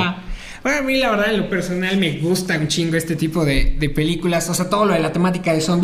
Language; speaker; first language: Spanish; native; Spanish